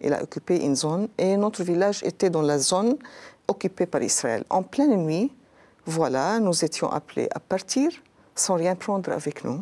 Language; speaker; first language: French; non-native, local second language; Arabic